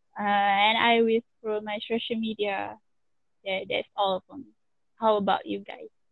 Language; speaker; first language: English; non-native, local second language; Malay